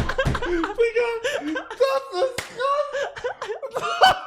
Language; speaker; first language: German; native; German